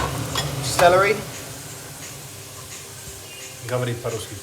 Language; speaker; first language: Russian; non-native, learner; English